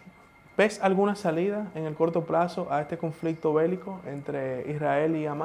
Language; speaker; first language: Spanish; native; Spanish